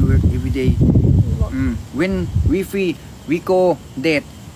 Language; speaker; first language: English; non-native, learner; Thai